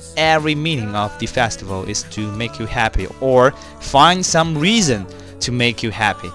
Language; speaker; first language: English; non-native, fluent; Chinese